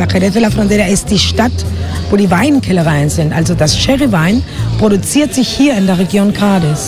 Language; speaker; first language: German; non-native, fluent; Spanish